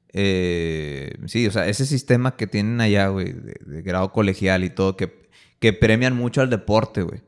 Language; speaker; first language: Spanish; native; Spanish